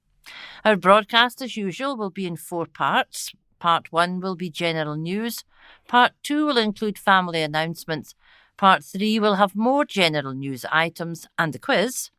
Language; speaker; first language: English; native; English